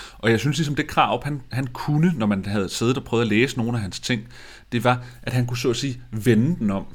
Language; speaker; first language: Danish; native; Danish